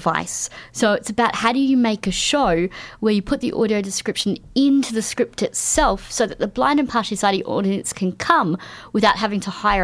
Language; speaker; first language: English; native; English